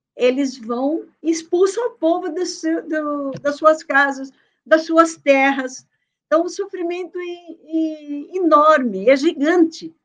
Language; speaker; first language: Portuguese; early bilingual, other home language; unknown